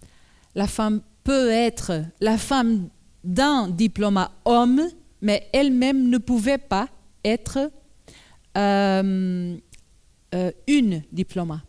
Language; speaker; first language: French; non-native, learner; Portuguese